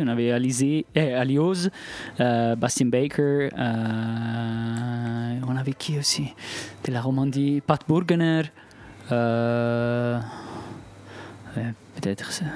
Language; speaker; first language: French; non-native, local second language; Italian